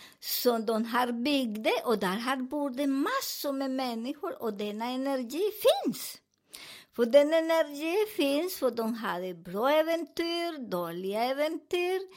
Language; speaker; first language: Swedish; non-native, learner; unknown